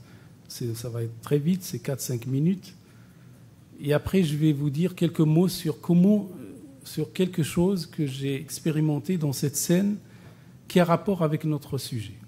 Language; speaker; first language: French; non-native, local second language; Arabic